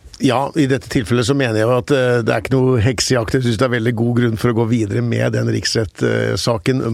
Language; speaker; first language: Norwegian; native; Norwegian